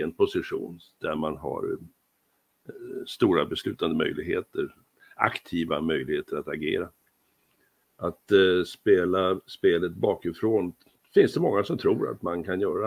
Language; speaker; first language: Swedish; native; Swedish